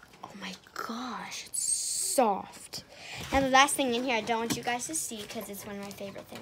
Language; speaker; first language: English; native; English